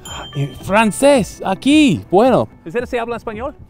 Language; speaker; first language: Spanish; non-native, fluent; English